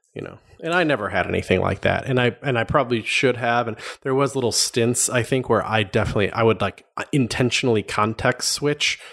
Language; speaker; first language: English; native; English